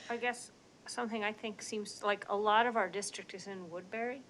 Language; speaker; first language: English; native; English